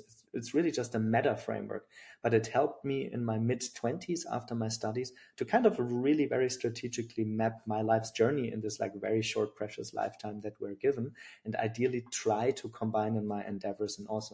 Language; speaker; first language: English; non-native, fluent; German